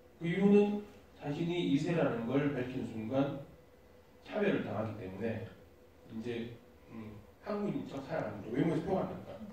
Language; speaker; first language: Korean; native; Korean